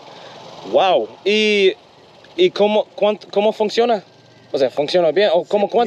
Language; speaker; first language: Spanish; non-native, learner; English